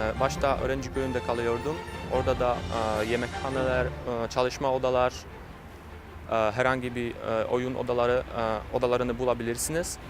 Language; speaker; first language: Turkish; non-native, learner; Polish